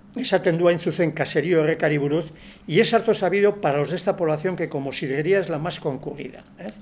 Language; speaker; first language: Spanish; non-native, local second language; Basque